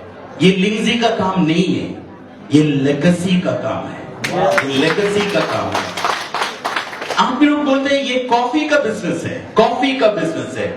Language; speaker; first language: Hindi; non-native, fluent; Bangla